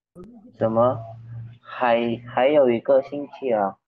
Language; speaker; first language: Chinese; non-native, learner; Indonesian